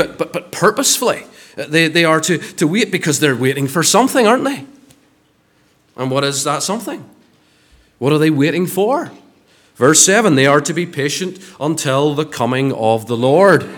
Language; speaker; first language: English; native; English